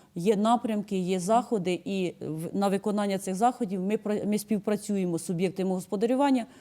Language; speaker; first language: Ukrainian; native; Ukrainian